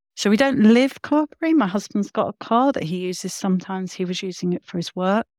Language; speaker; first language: English; native; English